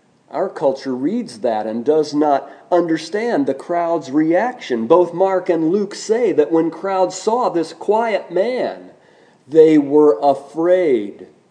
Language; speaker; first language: English; native; English